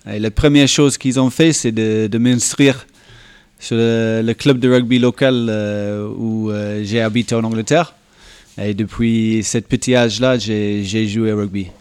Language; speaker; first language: French; non-native, fluent; English